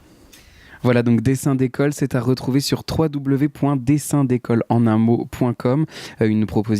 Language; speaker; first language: French; native; French